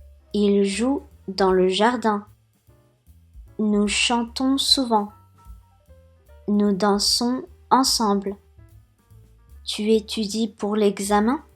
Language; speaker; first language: French; non-native, fluent; Japanese